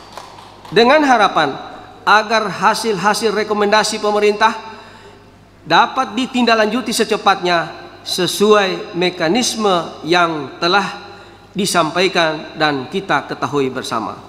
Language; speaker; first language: Indonesian; native; Indonesian